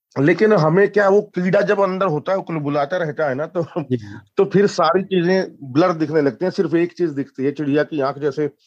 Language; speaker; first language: Hindi; native; Hindi